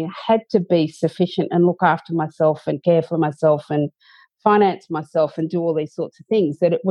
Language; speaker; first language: English; native; English